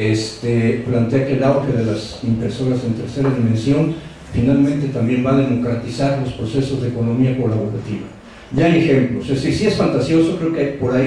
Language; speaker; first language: Spanish; native; Spanish